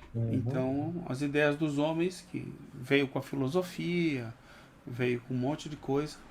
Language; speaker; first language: Portuguese; native; Portuguese